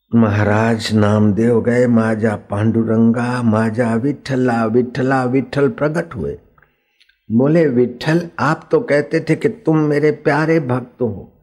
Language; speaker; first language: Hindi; non-native, local second language; Sindhi